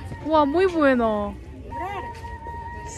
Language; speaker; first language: Spanish; non-native, learner; Turkish